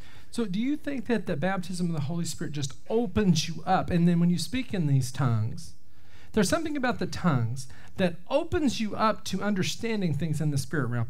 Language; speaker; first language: English; native; English